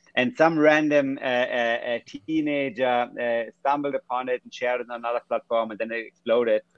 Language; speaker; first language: English; non-native, fluent; German